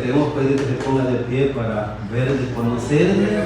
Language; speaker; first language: Spanish; native; Spanish